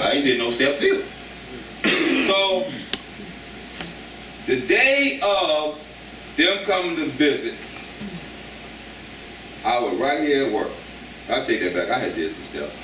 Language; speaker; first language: English; native; English